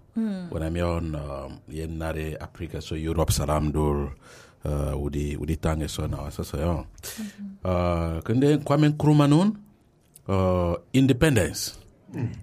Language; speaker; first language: Korean; non-native, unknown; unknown